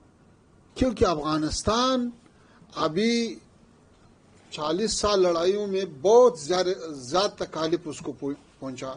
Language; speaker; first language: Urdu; non-native, fluent; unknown